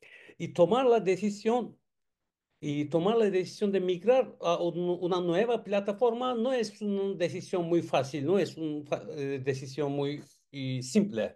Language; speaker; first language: Spanish; non-native, learner; Turkish